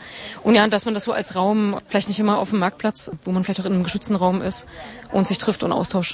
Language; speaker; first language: German; native; German